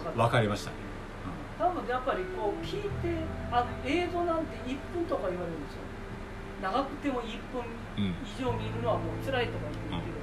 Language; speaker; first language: Japanese; non-native, fluent; Korean